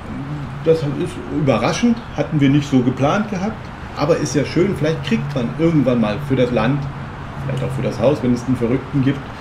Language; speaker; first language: German; native; German